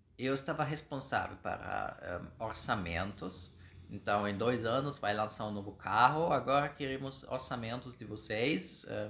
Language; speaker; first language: Portuguese; non-native, fluent; German